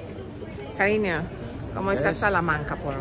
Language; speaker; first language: Spanish; non-native, learner; English